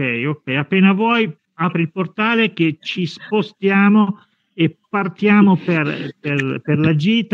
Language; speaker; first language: Italian; native; Italian